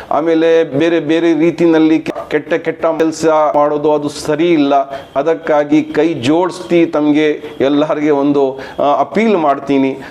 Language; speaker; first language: Kannada; non-native, local second language; Urdu